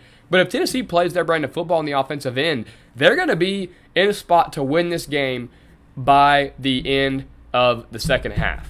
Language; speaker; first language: English; native; English